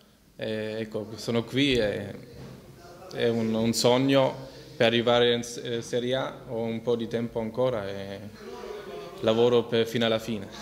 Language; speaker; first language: Italian; early bilingual, heritage; Italian